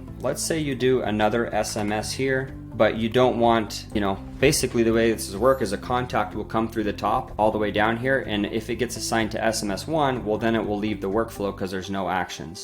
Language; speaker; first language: English; native; English